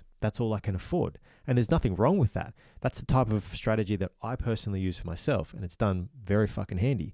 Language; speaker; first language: English; native; English